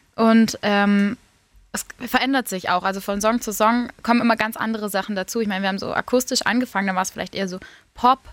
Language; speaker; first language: German; native; German